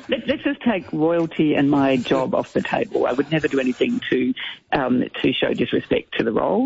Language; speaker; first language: English; native; English